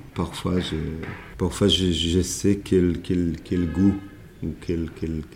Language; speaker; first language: French; non-native, fluent; Hebrew